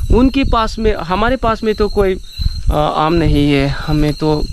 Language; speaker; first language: Hindi; non-native, local second language; Manipuri